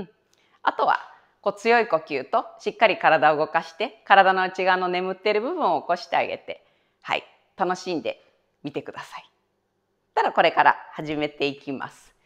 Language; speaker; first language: Japanese; native; Japanese